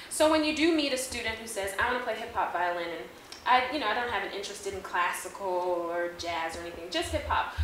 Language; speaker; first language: English; native; English